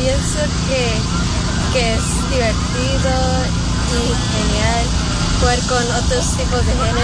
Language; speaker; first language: Spanish; early bilingual, other home language; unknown